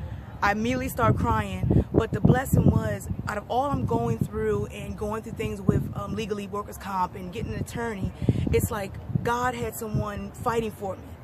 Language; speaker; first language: English; native; English